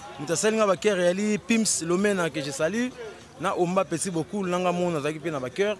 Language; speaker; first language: Lingala; native; Lingala